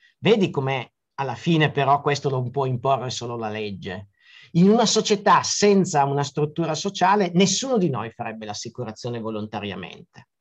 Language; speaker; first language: Italian; native; Italian